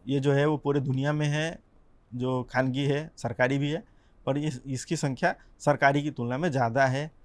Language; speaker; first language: Hindi; non-native, local second language; Gujarati